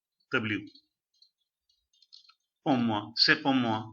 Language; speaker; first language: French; non-native, fluent; Urdu